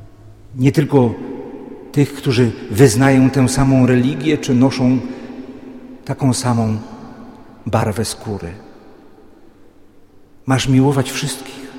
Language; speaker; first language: Polish; native; Polish